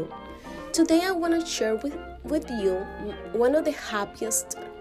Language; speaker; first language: English; non-native, learner; Spanish